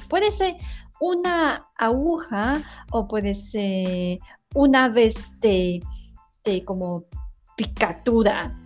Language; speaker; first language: Spanish; non-native, learner; Chinese